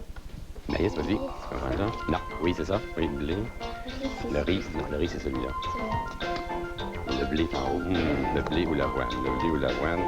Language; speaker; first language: French; native; French